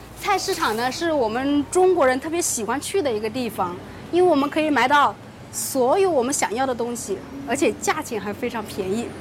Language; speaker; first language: Chinese; native; Chinese